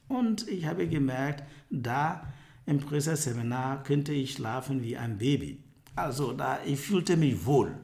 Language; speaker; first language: German; non-native, fluent; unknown